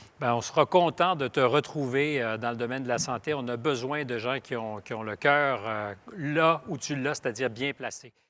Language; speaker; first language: French; native; French